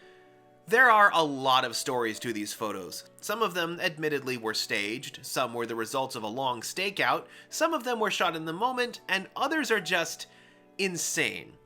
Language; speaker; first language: English; native; English